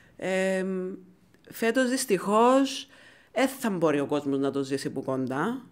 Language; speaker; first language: Greek; native; Greek